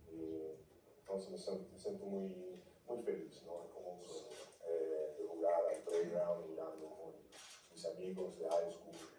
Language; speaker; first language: Spanish; non-native, fluent; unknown